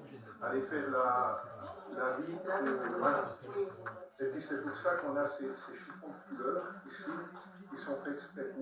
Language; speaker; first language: French; native; French